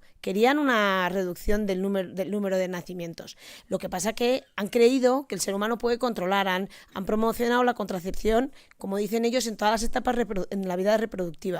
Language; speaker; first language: Spanish; native; Spanish